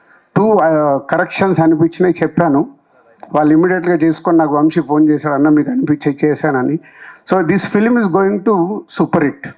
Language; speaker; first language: Telugu; native; Telugu